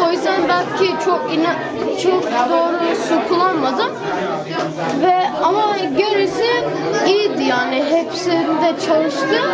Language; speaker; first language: Turkish; early bilingual, heritage; Turkish